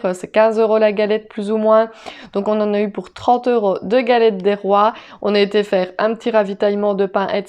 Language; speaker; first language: French; native; French